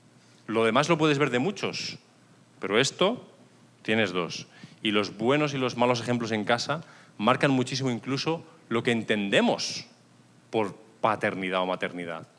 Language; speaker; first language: Spanish; native; Spanish